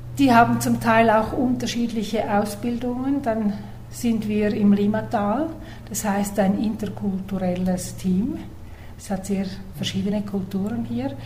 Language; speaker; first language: German; native; German